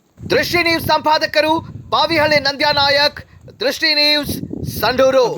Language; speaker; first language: Kannada; non-native, local second language; Lambadi